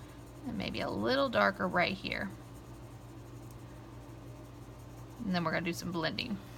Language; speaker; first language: English; native; English